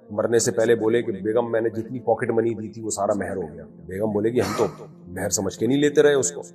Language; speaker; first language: Urdu; native; Urdu